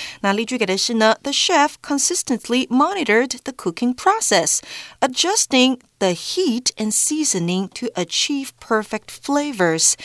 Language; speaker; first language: English; non-native, fluent; Chinese